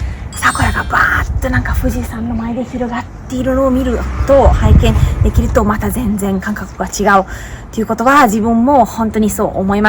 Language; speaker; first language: Japanese; non-native, fluent; Italian